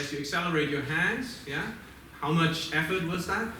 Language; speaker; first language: English; non-native, fluent; German